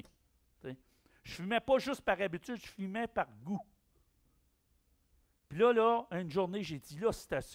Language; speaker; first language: French; native; French